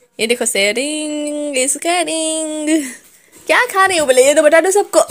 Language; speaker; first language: Hindi; non-native, local second language; Gujarati